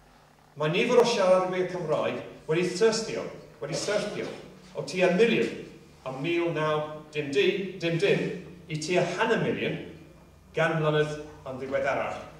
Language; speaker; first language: Welsh; non-native, fluent; English